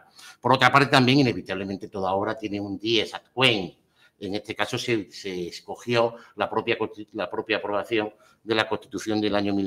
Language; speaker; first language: Spanish; native; Spanish